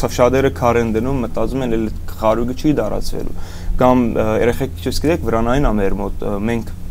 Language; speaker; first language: Armenian; early bilingual, heritage; Armenian